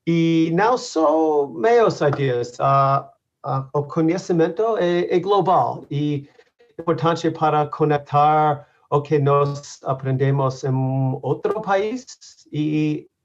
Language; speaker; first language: Portuguese; non-native, learner; English